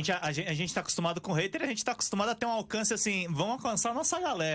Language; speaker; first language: Portuguese; native; Portuguese